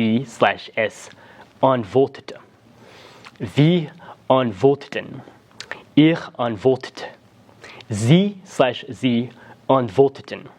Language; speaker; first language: German; non-native, fluent; English